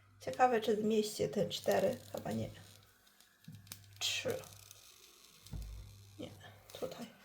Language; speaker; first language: Polish; non-native, learner; Chinese